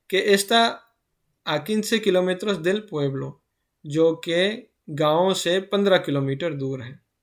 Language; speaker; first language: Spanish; non-native, fluent; Urdu